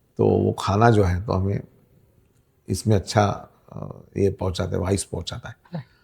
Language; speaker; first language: Hindi; non-native, local second language; Marathi